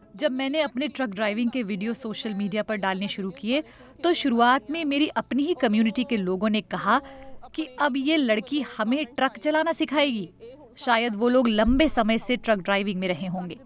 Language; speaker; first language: Hindi; native; Hindi